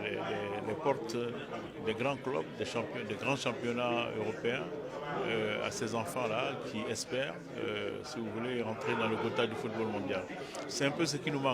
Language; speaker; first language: French; native; French